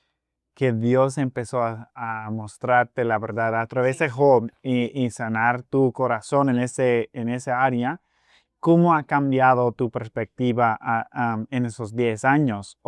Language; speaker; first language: Spanish; non-native, fluent; English